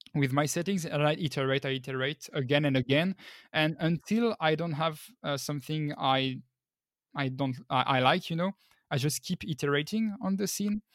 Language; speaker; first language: English; non-native, fluent; French